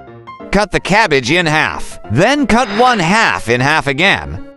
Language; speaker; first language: English; non-native, local second language; Filipino